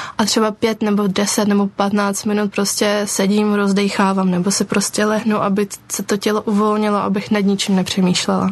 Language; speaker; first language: Czech; early bilingual, other home language; Ukrainian